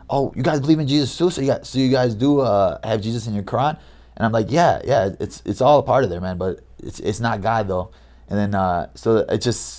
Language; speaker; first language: English; native; English